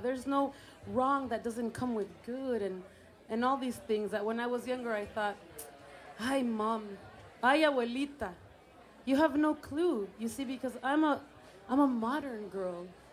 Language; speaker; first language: English; early bilingual, other home language; Spanish